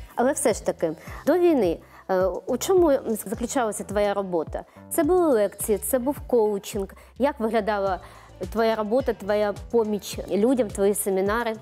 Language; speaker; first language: Ukrainian; native; Ukrainian